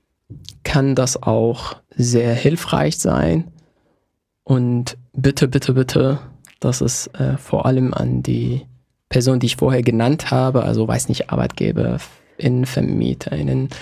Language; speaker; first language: German; native; German